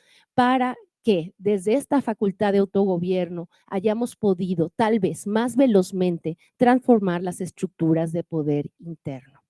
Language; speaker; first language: Spanish; native; Spanish